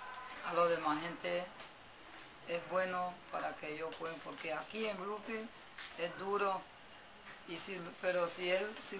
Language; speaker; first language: Spanish; non-native, local second language; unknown